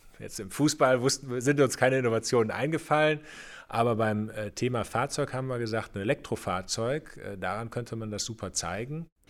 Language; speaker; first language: German; native; German